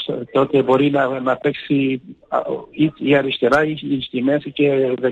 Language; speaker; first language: Greek; non-native, learner; Portuguese